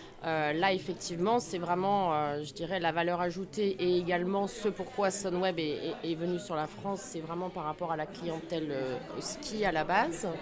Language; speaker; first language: French; native; French